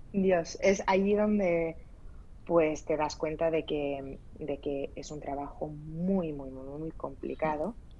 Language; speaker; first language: Spanish; early bilingual, other home language; Arabic